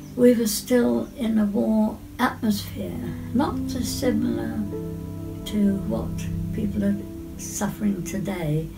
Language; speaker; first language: English; native; English